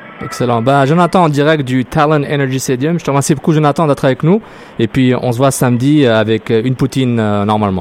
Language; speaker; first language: French; native; French